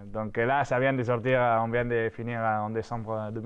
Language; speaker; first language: French; non-native, fluent; Spanish